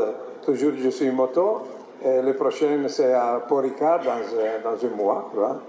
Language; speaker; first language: French; non-native, fluent; Italian